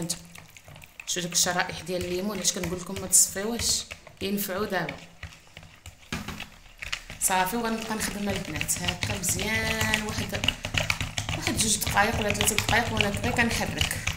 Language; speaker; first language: Arabic; native; Arabic